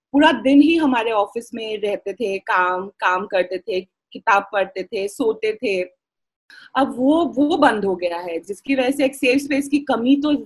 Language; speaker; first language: Hindi; non-native, local second language; Assamese